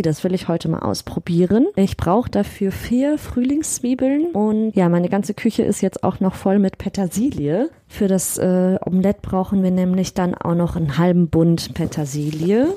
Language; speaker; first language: German; native; German